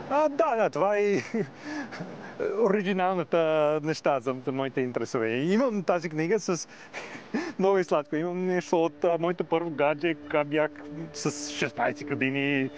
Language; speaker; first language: Bulgarian; non-native, learner; English